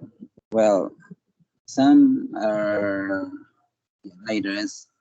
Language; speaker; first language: English; non-native, fluent; Indonesian